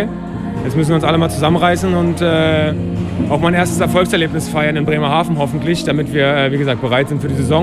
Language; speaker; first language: German; native; German